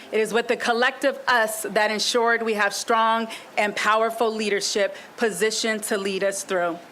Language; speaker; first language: English; non-native, fluent; Spanish